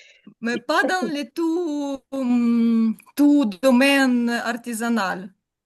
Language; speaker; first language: French; non-native, learner; Ukrainian